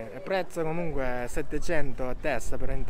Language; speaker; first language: Italian; non-native, learner; Japanese